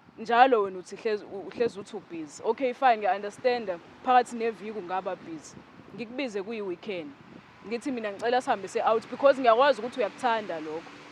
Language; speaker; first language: Zulu; native; Zulu